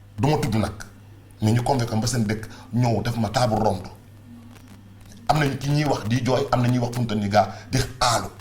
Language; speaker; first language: Wolof; non-native, local second language; Mandingo